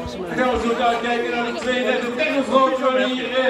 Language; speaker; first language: Dutch; native; Dutch